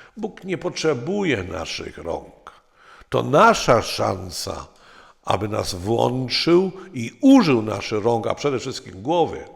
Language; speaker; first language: Polish; native; Polish